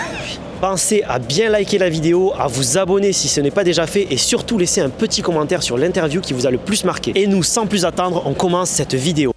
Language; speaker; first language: French; native; French